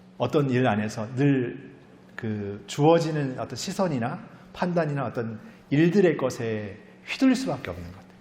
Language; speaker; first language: Korean; native; Korean